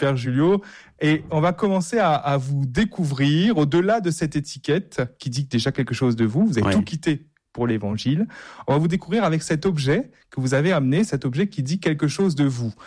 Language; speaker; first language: French; native; French